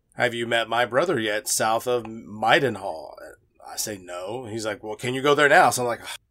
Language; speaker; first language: English; native; English